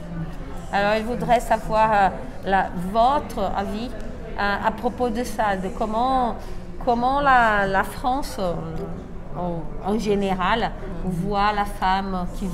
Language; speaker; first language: French; non-native, fluent; Portuguese